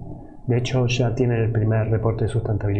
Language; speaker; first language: Spanish; native; Spanish